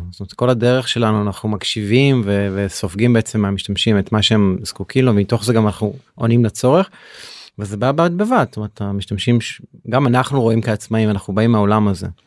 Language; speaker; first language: Hebrew; native; Hebrew